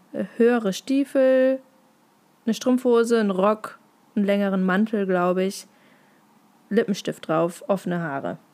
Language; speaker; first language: German; native; German